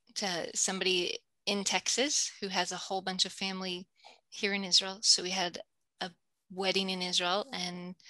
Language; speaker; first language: English; native; English